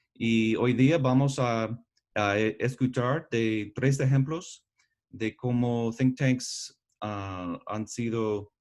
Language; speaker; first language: Spanish; non-native, learner; English